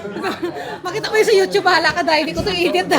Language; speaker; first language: Filipino; native; Filipino